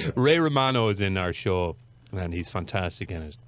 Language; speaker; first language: English; native; English